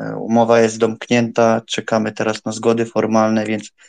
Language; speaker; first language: Polish; native; Polish